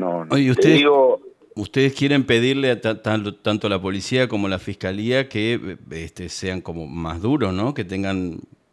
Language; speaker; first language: Spanish; native; Spanish